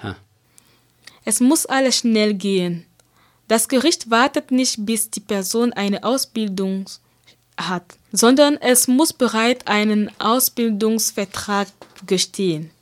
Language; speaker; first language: German; non-native, fluent; Central Kurdish